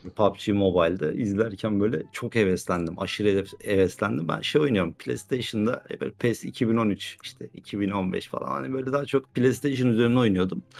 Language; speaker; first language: Turkish; native; Turkish